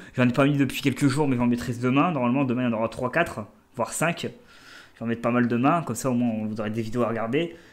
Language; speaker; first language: French; native; French